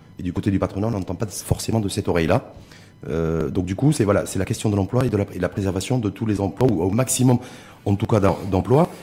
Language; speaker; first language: French; non-native, local second language; Arabic